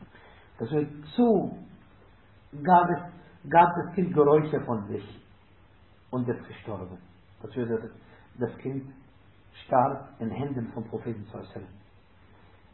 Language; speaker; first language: German; non-native, fluent; Arabic